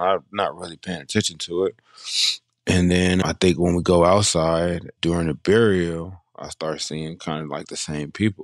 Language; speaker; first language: English; native; English